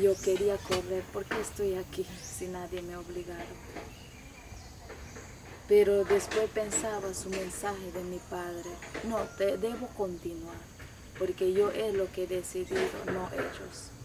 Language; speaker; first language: Spanish; non-native, local second language; Shipibo-Conibo